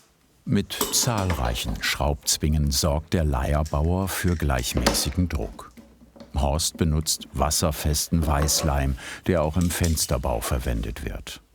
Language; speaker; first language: German; native; German